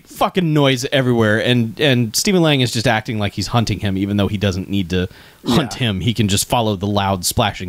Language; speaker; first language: English; native; English